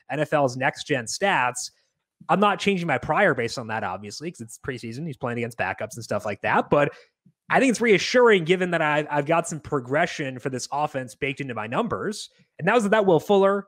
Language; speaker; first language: English; native; English